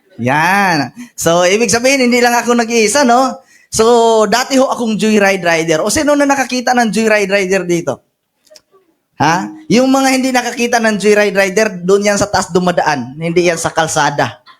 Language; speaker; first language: Filipino; non-native, local second language; Masbatenyo